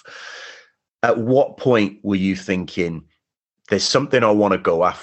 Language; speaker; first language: English; native; English